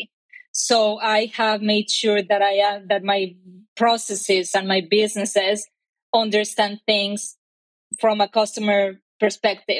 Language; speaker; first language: English; non-native, fluent; Spanish